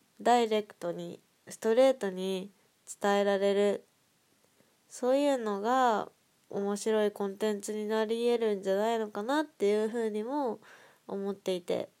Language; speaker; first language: Japanese; native; Japanese